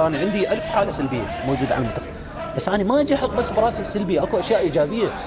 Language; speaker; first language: Arabic; native; Arabic